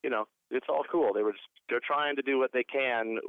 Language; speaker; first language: English; native; English